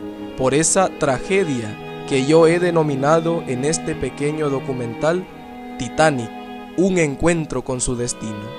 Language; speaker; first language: Spanish; native; Spanish